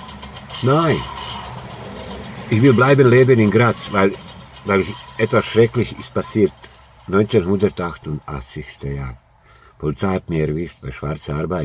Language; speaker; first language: German; non-native, learner; Croatian